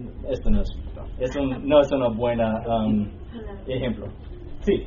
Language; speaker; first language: Spanish; non-native, learner; English